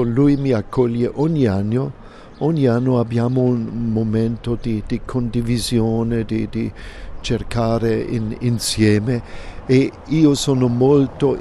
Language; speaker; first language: Italian; non-native, fluent; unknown